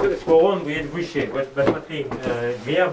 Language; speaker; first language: Russian; non-native, learner; French